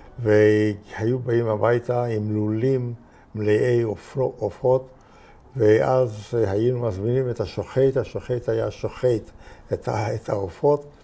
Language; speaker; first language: Hebrew; non-native, fluent; Hungarian